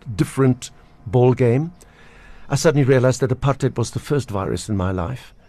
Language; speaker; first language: English; native; English